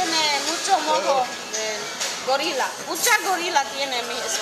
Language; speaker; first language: Spanish; non-native, learner; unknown